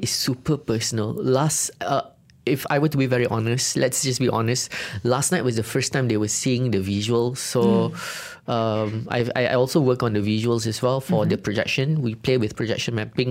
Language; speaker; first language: English; non-native, local second language; Malay